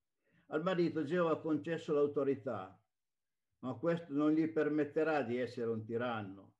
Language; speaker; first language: Italian; native; Italian